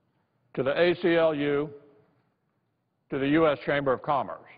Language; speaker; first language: English; native; English